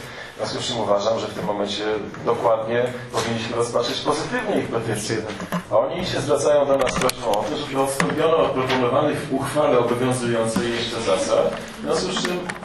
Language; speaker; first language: Polish; native; Polish